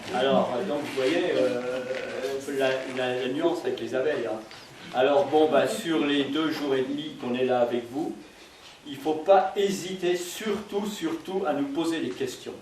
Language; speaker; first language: French; native; French